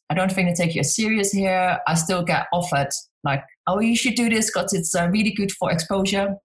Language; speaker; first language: English; non-native, fluent; Dutch